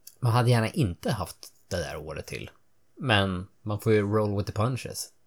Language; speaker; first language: Swedish; native; Swedish